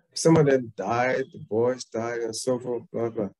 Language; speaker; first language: English; native; English